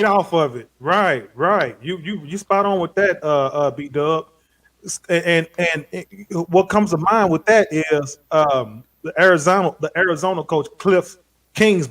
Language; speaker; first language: English; native; English